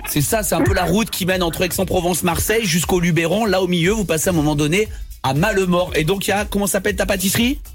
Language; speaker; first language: French; native; French